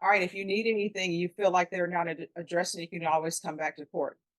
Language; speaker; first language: English; native; English